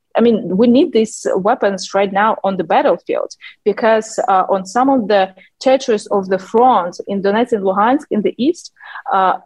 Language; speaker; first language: English; non-native, fluent; Ukrainian